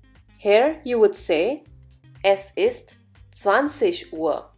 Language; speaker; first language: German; non-native, fluent; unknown